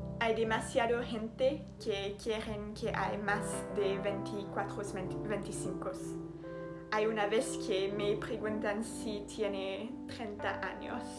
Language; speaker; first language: Spanish; non-native, learner; French